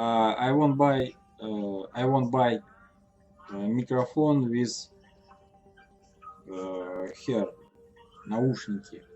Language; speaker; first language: English; non-native, learner; Russian